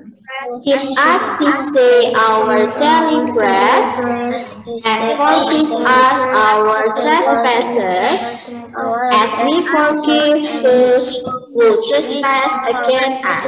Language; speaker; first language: English; non-native, learner; Indonesian